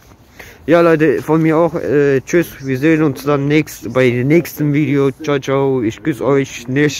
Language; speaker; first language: German; early bilingual, other home language; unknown